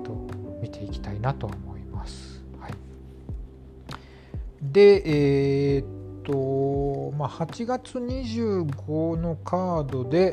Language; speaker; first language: Japanese; native; Japanese